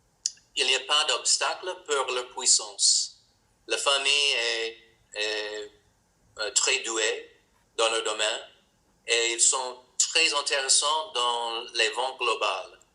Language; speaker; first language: French; non-native, learner; English